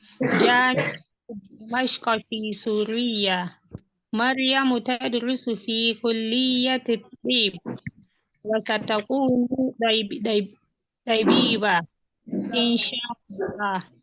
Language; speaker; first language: Arabic; non-native, learner; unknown